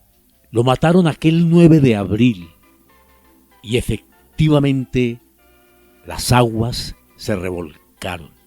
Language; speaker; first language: Spanish; native; Spanish